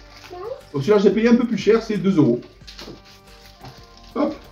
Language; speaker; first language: French; native; French